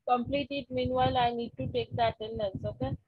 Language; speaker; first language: English; non-native, local second language; Bangla